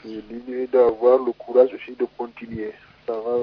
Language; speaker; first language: French; non-native, local second language; Wolof